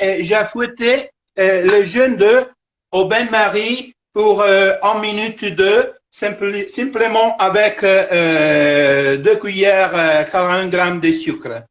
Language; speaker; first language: French; non-native, fluent; Italian